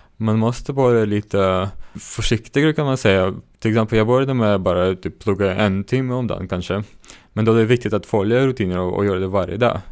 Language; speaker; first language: Swedish; non-native, fluent; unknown